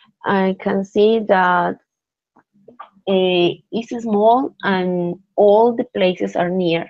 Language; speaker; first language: English; non-native, learner; Spanish